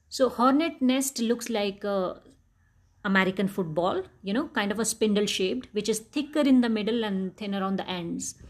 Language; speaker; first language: English; non-native, local second language; Dogri